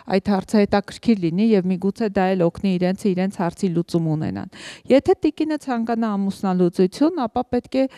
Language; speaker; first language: Armenian; native; Armenian